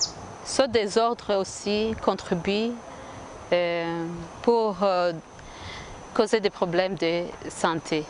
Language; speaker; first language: French; non-native, local second language; Kinyarwanda